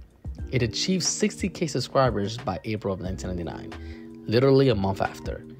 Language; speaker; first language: English; native; English